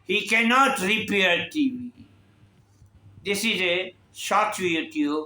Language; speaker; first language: English; non-native, local second language; Urdu